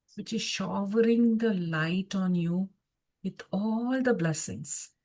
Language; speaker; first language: English; non-native, local second language; Kannada